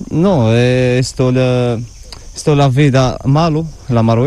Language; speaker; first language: Spanish; non-native, learner; Arabic